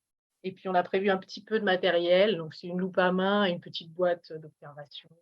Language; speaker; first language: French; native; French